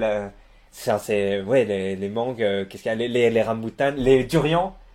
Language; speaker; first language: French; native; French